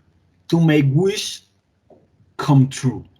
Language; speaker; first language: English; non-native, learner; Spanish